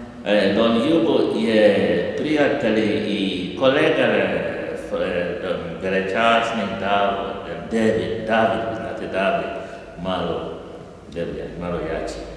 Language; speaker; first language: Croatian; non-native, learner; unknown